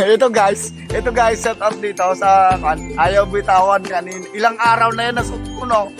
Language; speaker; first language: Filipino; non-native, local second language; Iloko